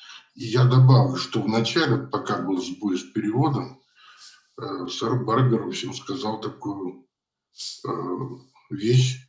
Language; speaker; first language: Russian; native; Russian